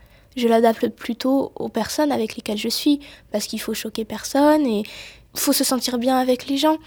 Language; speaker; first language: French; native; French